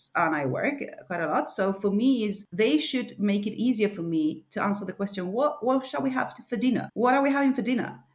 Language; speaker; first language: English; non-native, fluent; Spanish